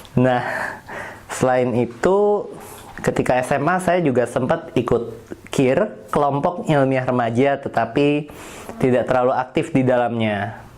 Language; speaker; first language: Indonesian; native; Indonesian